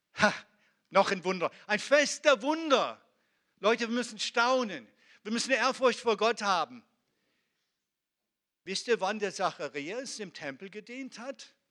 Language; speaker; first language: German; non-native, fluent; Hebrew